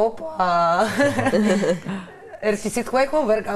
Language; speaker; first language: Georgian; non-native, learner; Russian